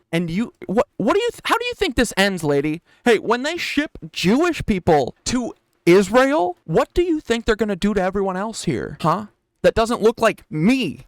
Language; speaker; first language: English; native; English